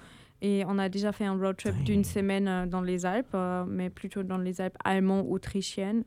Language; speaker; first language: French; non-native, fluent; German